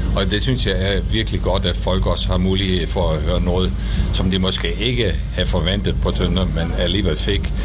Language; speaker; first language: Danish; non-native, fluent; Dutch